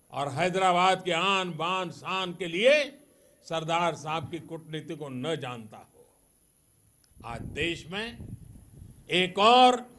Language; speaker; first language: Hindi; non-native, local second language; Gujarati